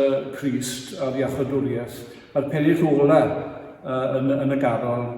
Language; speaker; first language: Welsh; native; Welsh